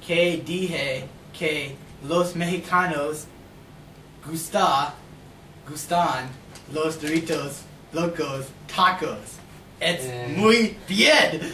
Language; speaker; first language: Spanish; non-native, learner; English